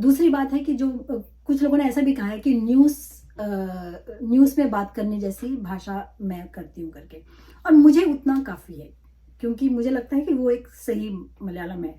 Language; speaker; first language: Hindi; non-native, local second language; Malayalam